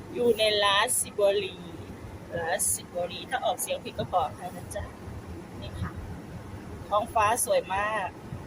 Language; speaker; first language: Thai; native; Thai